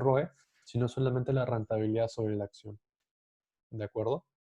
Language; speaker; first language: Spanish; native; Spanish